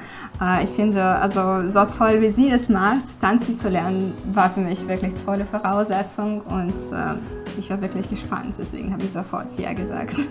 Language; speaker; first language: German; non-native, fluent; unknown